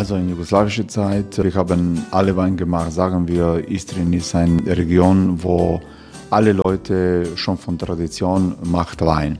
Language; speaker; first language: German; non-native, fluent; Croatian